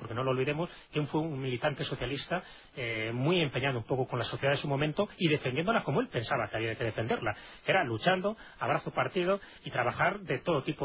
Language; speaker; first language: Spanish; native; Spanish